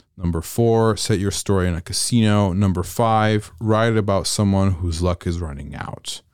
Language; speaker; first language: English; non-native, fluent; Italian